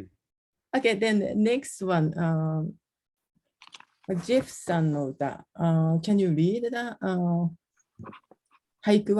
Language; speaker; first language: English; non-native, learner; Japanese